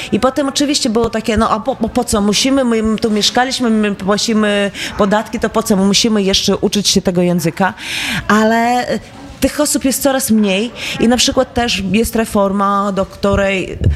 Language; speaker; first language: Polish; non-native, fluent; Latvian